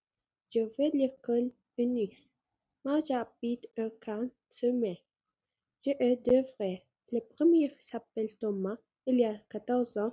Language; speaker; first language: French; non-native, learner; Arabic